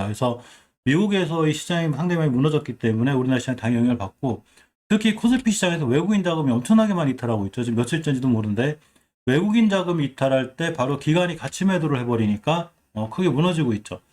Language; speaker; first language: Korean; native; Korean